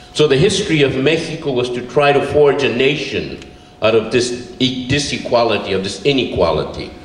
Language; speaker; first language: English; early bilingual, other home language; Spanish